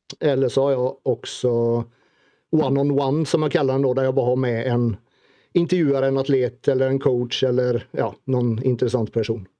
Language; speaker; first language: Swedish; native; Swedish